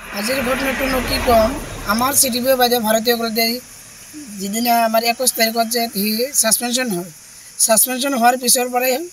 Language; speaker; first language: Assamese; native; Assamese